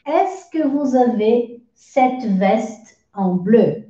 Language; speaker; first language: French; non-native, fluent; Portuguese